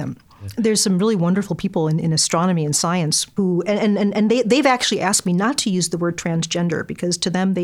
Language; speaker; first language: English; native; English